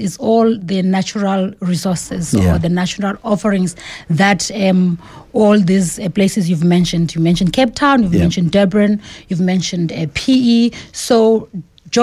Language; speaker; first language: English; non-native, local second language; Xhosa